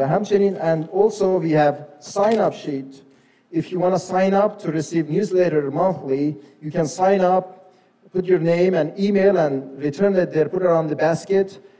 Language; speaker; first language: English; non-native, fluent; Persian